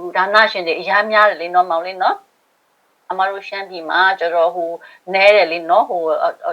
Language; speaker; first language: Burmese; non-native, local second language; Shan